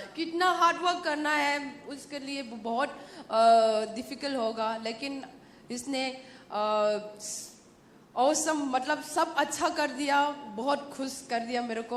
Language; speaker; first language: Hindi; non-native, local second language; Manipuri